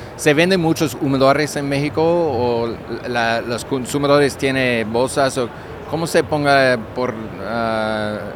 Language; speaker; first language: Spanish; non-native, learner; English